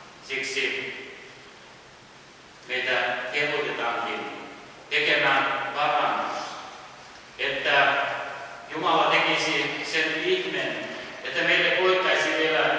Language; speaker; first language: Finnish; early bilingual, heritage; Finnish